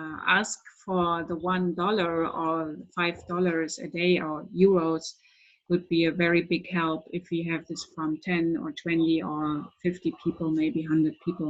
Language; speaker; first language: English; non-native, fluent; German